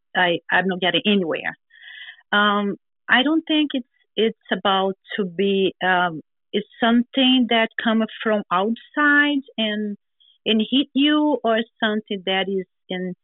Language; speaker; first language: English; non-native, learner; Portuguese